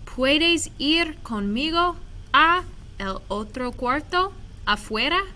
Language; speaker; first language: Spanish; non-native, fluent; English